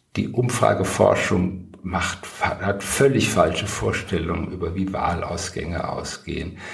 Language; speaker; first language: German; native; German